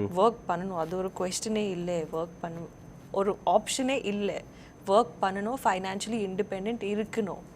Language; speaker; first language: Tamil; non-native, learner; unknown